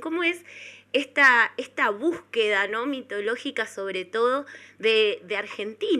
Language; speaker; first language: Spanish; native; Spanish